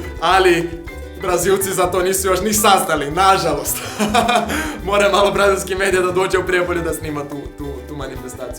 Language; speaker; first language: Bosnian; non-native, fluent; Portuguese